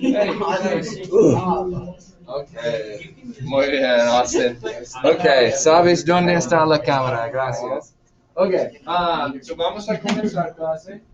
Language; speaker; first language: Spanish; non-native, fluent; English